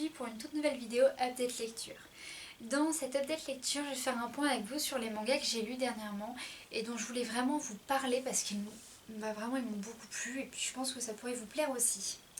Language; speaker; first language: French; native; French